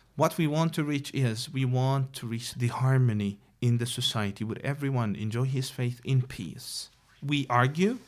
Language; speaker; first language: English; non-native, fluent; Arabic